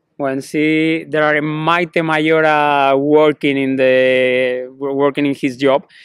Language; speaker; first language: English; non-native, fluent; Spanish